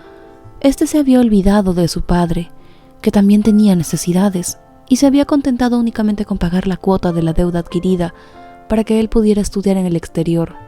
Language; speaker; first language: Spanish; native; Spanish